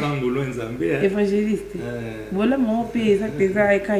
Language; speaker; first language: French; non-native, local second language; Lingala